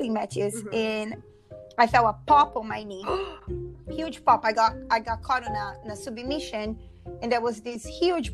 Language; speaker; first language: English; non-native, fluent; Portuguese